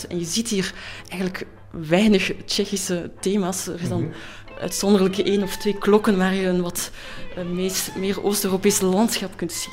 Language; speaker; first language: Dutch; native; Dutch